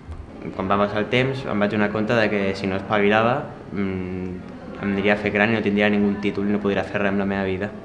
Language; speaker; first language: Catalan; non-native, local second language; Spanish